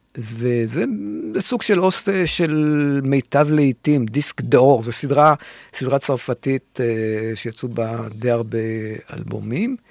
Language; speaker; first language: Hebrew; native; Hebrew